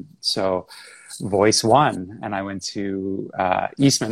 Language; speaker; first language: English; native; English